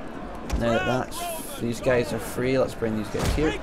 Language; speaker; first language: English; native; English